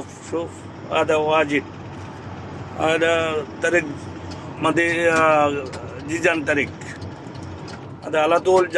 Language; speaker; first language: Arabic; non-native, learner; Bangla